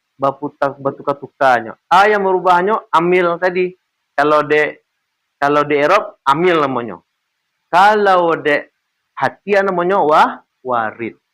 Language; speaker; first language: Malay; non-native, local second language; Minangkabau